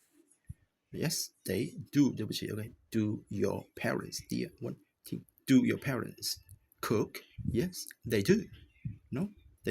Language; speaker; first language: English; non-native, fluent; Chinese